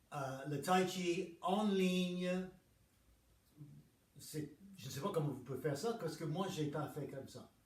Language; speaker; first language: French; non-native, fluent; English